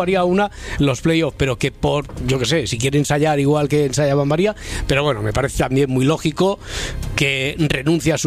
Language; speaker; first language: Spanish; native; Spanish